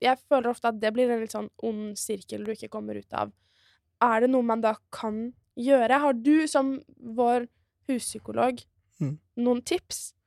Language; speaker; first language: Norwegian; native; Norwegian